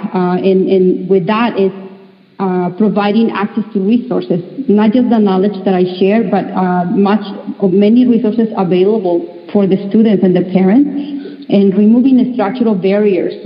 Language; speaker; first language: English; non-native, fluent; Spanish